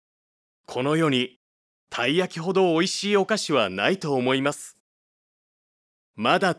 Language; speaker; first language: Japanese; non-native, learner; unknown